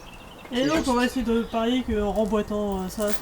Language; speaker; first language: French; native; French